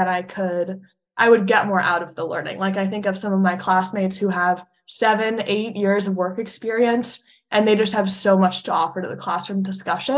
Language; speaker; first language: English; native; English